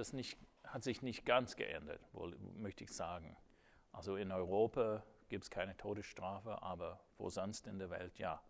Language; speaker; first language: German; non-native, fluent; English